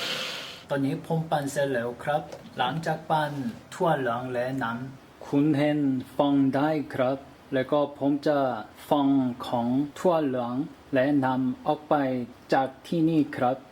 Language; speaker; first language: Thai; non-native, learner; Korean